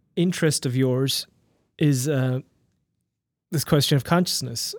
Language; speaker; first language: English; native; English